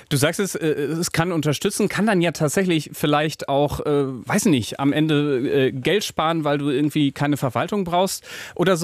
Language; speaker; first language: German; native; German